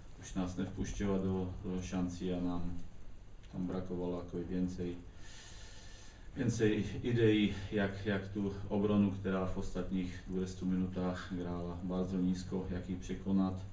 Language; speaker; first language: Polish; non-native, learner; Czech